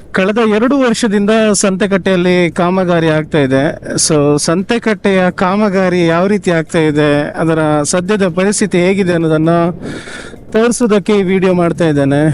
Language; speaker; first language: Kannada; native; Kannada